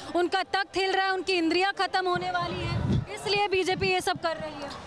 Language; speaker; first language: Hindi; native; Hindi